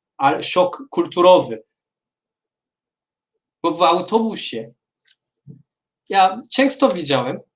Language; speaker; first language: Polish; non-native, fluent; Korean